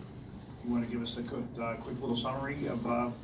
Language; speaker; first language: English; native; English